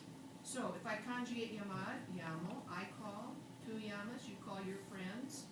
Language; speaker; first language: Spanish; non-native, fluent; English